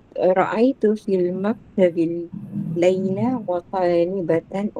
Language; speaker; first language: Arabic; non-native, learner; Filipino